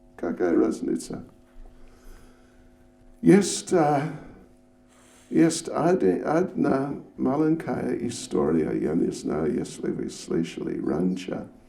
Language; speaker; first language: Russian; non-native, learner; English